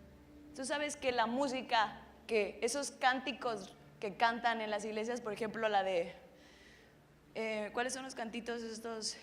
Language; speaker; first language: Spanish; native; Spanish